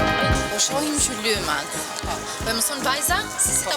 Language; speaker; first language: Albanian; native; Albanian